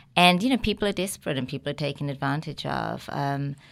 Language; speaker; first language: English; native; English